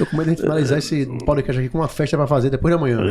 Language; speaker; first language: Portuguese; native; Portuguese